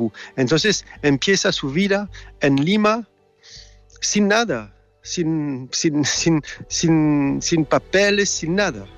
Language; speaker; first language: Spanish; non-native, fluent; French